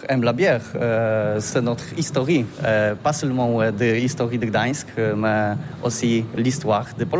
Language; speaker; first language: French; non-native, learner; Polish